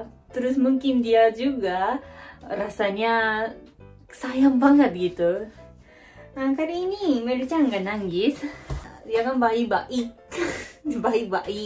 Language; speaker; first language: Indonesian; native; Indonesian